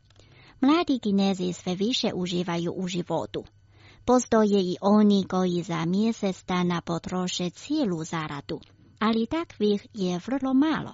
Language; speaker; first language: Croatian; non-native, fluent; Chinese